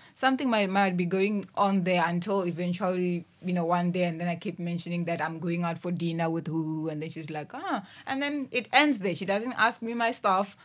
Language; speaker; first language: English; non-native, local second language; Venda